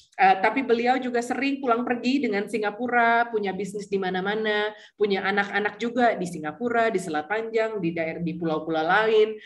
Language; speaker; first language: Indonesian; early bilingual, heritage; Indonesian